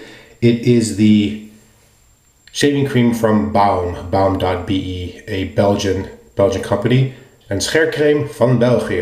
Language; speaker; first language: English; native; English